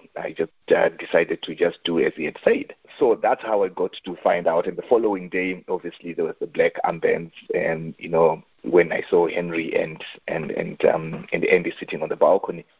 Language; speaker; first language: English; non-native, local second language; Shona